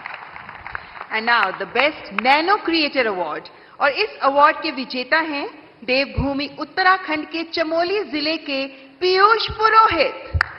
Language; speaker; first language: Hindi; native; Hindi